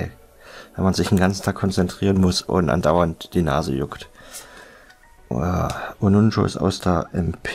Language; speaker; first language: German; native; German